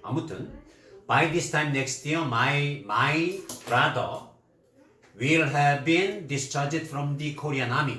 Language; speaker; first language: English; non-native, fluent; Korean